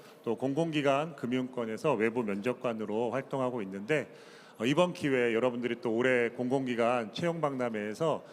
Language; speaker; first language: Korean; native; Korean